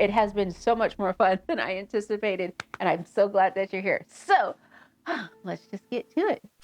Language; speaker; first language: English; native; English